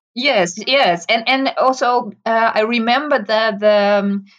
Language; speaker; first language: English; non-native, fluent; Dutch